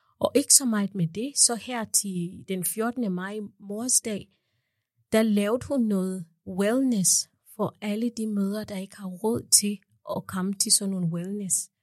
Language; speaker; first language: Danish; non-native, fluent; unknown